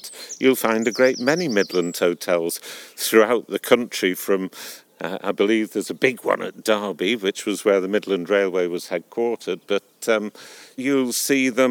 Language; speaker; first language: English; native; English